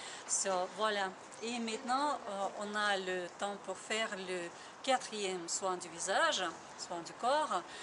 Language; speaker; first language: French; non-native, learner; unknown